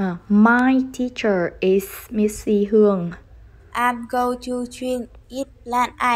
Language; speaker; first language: English; non-native, learner; Vietnamese